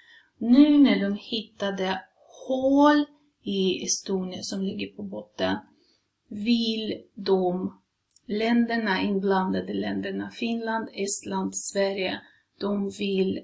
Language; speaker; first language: Swedish; non-native, fluent; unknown